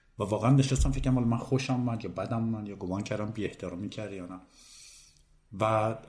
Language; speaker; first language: Persian; native; Persian